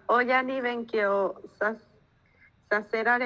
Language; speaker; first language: Japanese; non-native, learner; Spanish